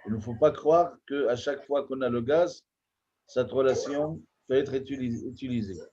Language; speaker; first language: French; non-native, local second language; Arabic